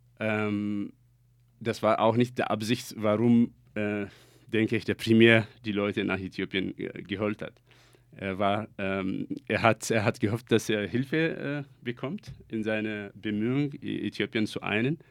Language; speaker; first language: German; non-native, fluent; Amharic